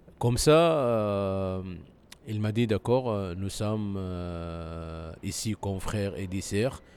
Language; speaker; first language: French; non-native, learner; Arabic